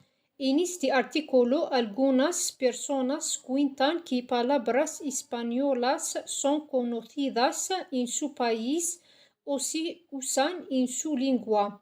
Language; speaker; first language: Spanish; non-native, fluent; French